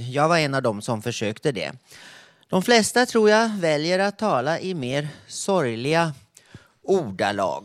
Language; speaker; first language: Swedish; native; Swedish